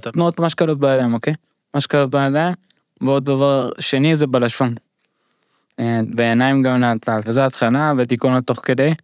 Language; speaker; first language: Hebrew; early bilingual, other home language; Russian